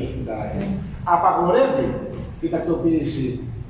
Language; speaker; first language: Greek; native; Greek